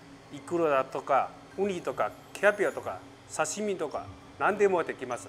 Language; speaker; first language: Japanese; non-native, learner; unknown